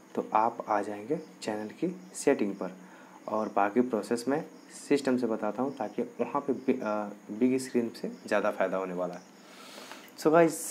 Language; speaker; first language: Hindi; native; Hindi